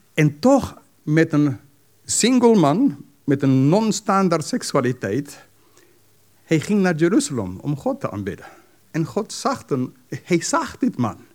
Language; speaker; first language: Dutch; non-native, fluent; English